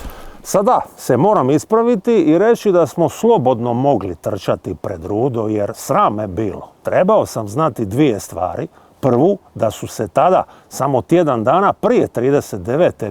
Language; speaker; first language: Bosnian; native; Bosnian